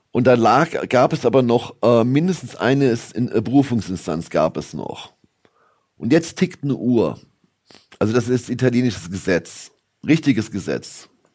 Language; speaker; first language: German; native; German